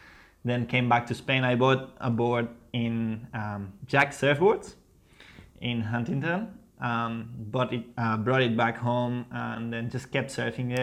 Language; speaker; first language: English; non-native, fluent; Spanish